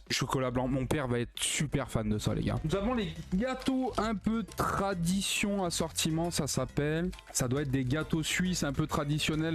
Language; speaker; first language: French; native; French